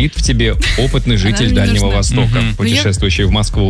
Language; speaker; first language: Russian; native; Russian